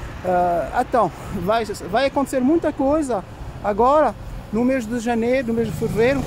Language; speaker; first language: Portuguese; early bilingual, heritage; Portuguese